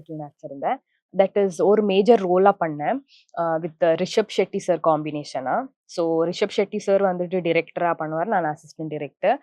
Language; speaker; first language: Tamil; non-native, local second language; Kannada